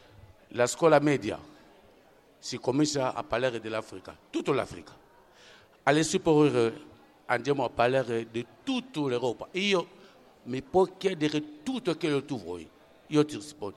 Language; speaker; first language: Italian; non-native, fluent; French